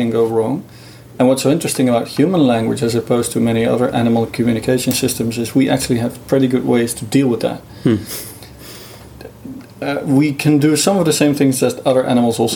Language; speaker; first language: English; non-native, fluent; Dutch